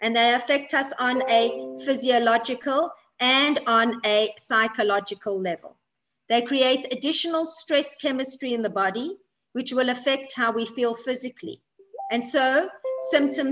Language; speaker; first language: English; non-native, fluent; Polish